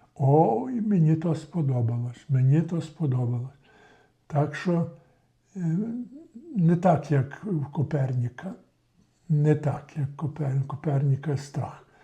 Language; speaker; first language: Ukrainian; native; Ukrainian